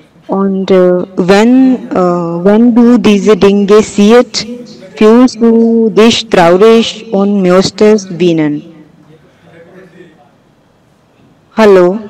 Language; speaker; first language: German; non-native, learner; Punjabi